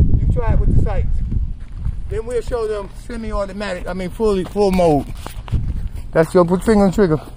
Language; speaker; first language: English; native; English